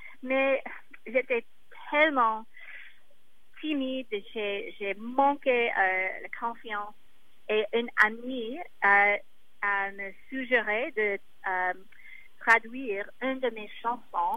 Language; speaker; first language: French; non-native, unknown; English